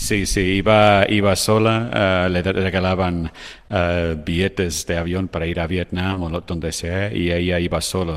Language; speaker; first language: Spanish; non-native, fluent; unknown